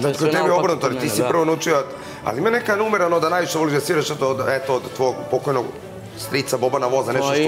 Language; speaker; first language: Serbian; native; Serbian